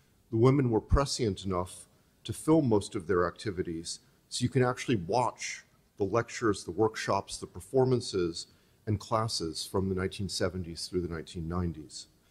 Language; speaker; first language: English; native; English